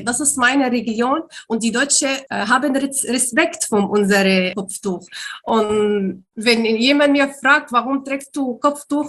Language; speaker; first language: German; non-native, learner; Arabic